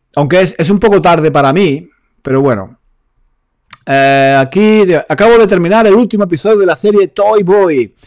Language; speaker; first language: Spanish; native; Spanish